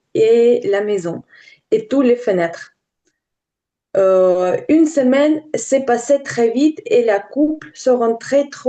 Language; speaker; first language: French; non-native, learner; Ukrainian